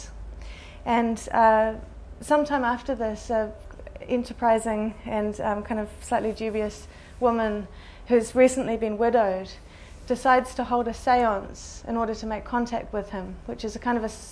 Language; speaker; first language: English; native; English